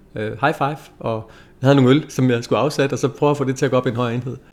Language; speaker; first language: Danish; native; Danish